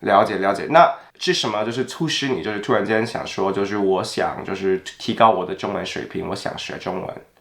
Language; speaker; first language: Chinese; non-native, fluent; English